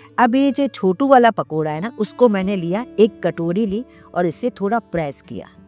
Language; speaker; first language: Hindi; non-native, local second language; Sindhi